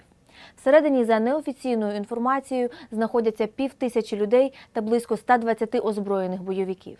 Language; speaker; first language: Ukrainian; native; Ukrainian